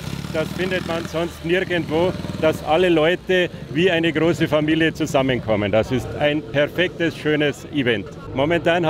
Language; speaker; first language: German; non-native, fluent; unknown